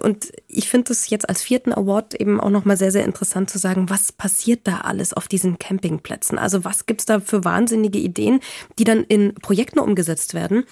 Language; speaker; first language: German; native; German